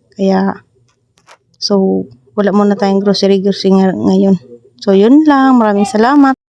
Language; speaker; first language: Filipino; native; Filipino